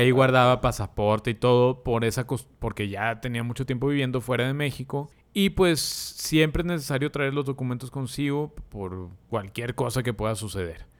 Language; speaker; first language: Spanish; native; Spanish